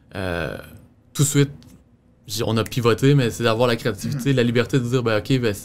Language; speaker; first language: French; native; French